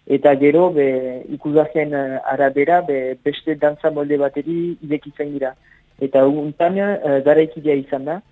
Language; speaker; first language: Basque; native; Basque